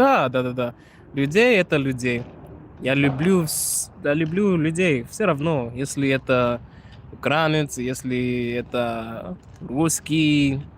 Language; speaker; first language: Russian; non-native, learner; Shona